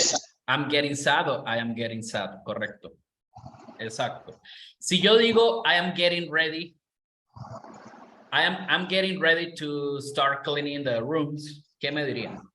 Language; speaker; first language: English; non-native, fluent; Spanish